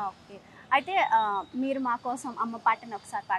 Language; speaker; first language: Telugu; native; Telugu